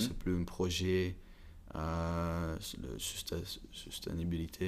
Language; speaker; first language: French; non-native, learner; Dutch